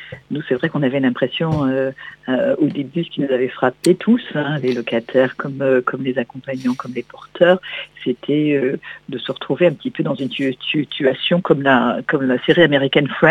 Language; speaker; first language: French; native; French